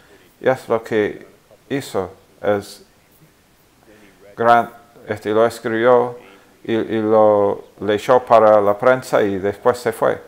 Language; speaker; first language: Spanish; non-native, fluent; English